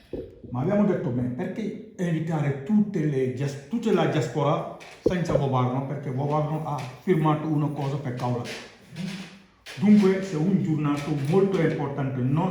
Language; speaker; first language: Italian; non-native, learner; Wolof